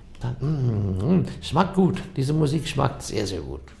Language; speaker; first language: German; non-native, learner; English